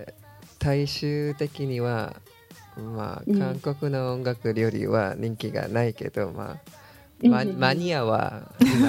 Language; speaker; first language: Japanese; non-native, learner; Korean